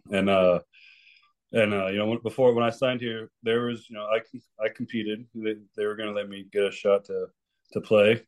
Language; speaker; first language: English; early bilingual, other home language; Spanish